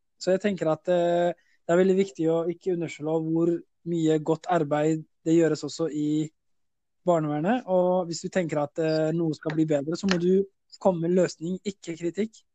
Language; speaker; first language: Norwegian; early bilingual, other home language; Somali